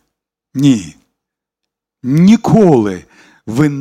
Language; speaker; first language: Ukrainian; non-native, local second language; Russian